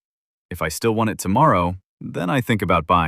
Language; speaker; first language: English; native; English